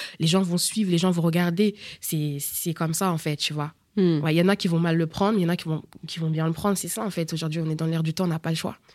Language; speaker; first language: French; early bilingual, other home language; Bambara